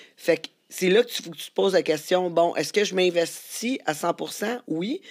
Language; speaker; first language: French; native; French